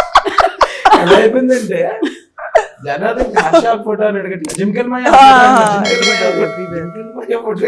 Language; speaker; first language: Telugu; native; Telugu